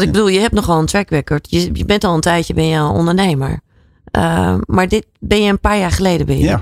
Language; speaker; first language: Dutch; native; Dutch